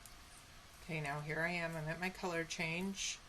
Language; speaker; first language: English; native; English